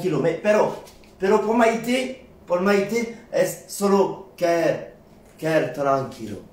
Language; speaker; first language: Spanish; non-native, learner; French